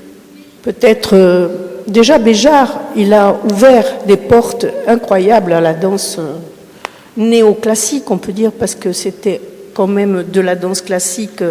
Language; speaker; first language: French; early bilingual, other home language; Spanish